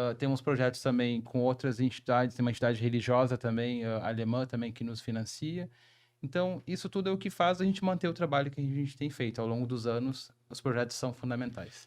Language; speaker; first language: Portuguese; native; Portuguese